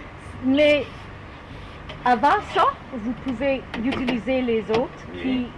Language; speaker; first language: French; non-native, learner; English